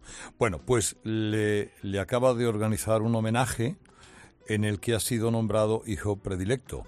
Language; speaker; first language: Spanish; native; Spanish